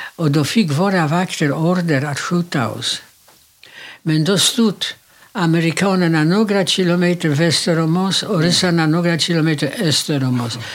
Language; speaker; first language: Swedish; non-native, fluent; Polish